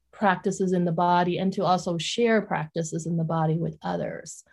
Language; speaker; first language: English; early bilingual, other home language; Vietnamese